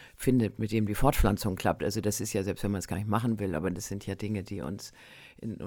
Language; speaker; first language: German; native; German